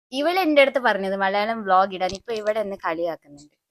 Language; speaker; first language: Malayalam; non-native, learner; Tulu